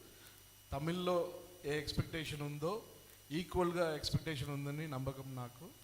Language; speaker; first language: Telugu; non-native, fluent; Tamil